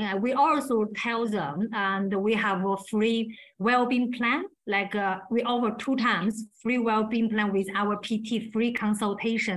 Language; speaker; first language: English; non-native, learner; Chinese